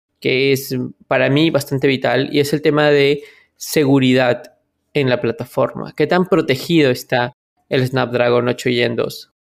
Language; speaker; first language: Spanish; native; Spanish